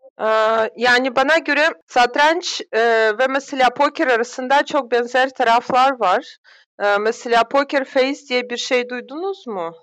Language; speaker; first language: Turkish; non-native, fluent; Russian